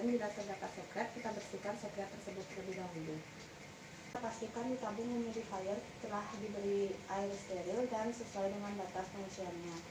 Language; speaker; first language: Indonesian; native; Indonesian